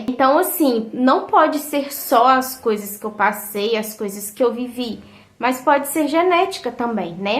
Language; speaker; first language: Portuguese; native; Portuguese